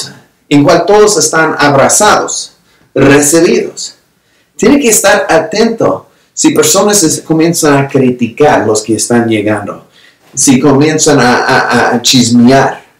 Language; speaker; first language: Spanish; non-native, fluent; English